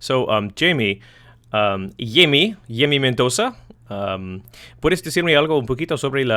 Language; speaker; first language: Spanish; non-native, learner; English